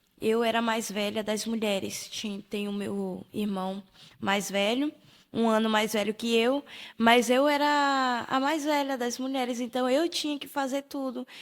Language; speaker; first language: Portuguese; native; Portuguese